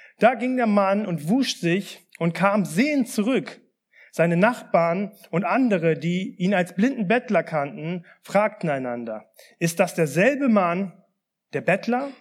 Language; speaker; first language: German; early bilingual, other home language; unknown